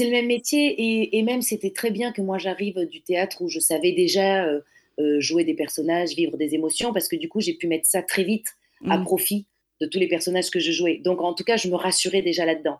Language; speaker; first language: French; native; French